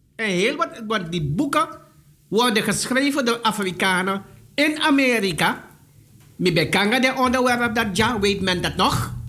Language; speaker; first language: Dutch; native; Dutch